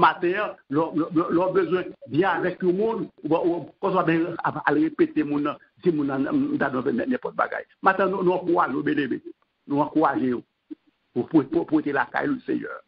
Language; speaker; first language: French; non-native, local second language; Haitian Creole